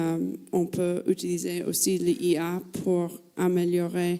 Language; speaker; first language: French; non-native, fluent; English